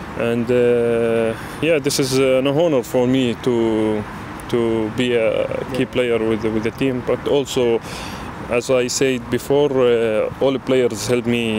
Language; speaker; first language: English; non-native, learner; Arabic